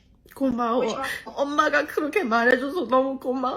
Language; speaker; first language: Korean; early bilingual, heritage; Korean